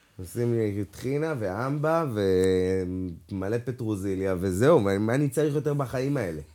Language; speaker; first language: Hebrew; non-native, local second language; Arabic